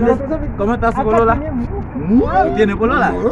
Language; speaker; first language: Spanish; non-native, learner; Haitian Creole